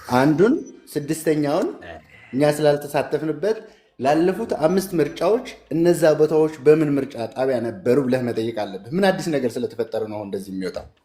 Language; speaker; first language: Amharic; non-native, local second language; Tigrinya